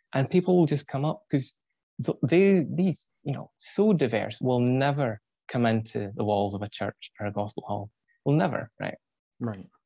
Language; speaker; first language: English; native; English